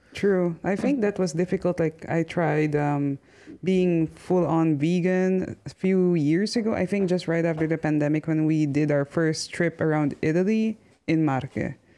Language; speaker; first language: English; non-native, local second language; Filipino